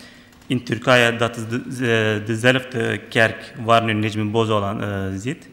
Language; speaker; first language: Dutch; non-native, fluent; Turkish